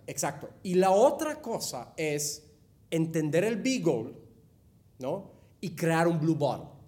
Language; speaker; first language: Spanish; non-native, fluent; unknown